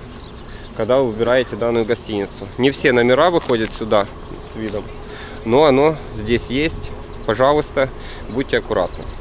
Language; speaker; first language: Russian; native; Russian